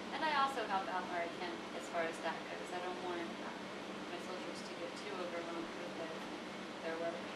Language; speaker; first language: English; native; English